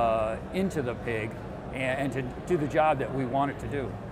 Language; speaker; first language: English; native; English